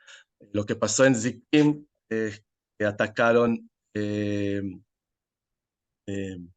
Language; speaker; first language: Spanish; non-native, fluent; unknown